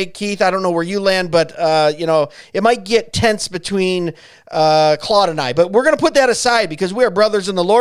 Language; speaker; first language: English; native; English